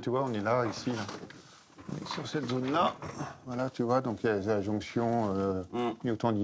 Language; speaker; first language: French; native; French